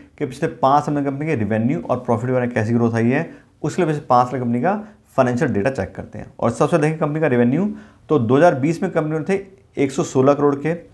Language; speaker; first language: Hindi; native; Hindi